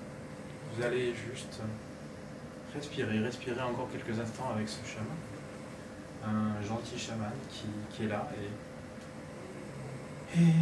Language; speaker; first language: French; native; French